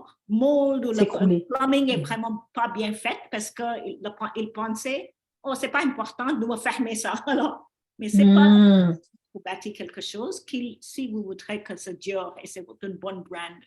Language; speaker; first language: French; non-native, learner; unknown